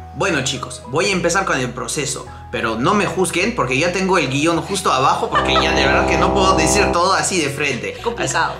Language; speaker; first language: Spanish; non-native, fluent; French